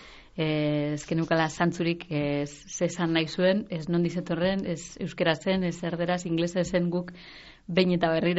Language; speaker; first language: Basque; native; Basque